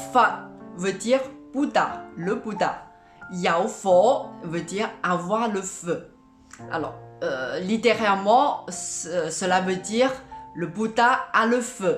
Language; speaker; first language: French; non-native, fluent; Cantonese